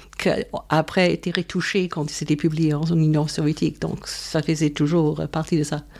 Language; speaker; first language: French; non-native, fluent; German